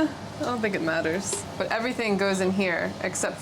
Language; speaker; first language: English; native; English